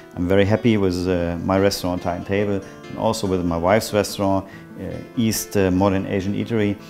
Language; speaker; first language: English; non-native, fluent; German